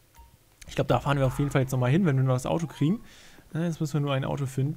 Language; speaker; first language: German; native; German